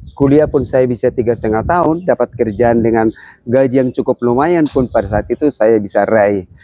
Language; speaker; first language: Indonesian; non-native, local second language; Batak Toba